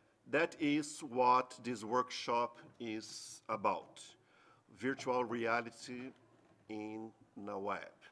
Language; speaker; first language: English; non-native, fluent; Portuguese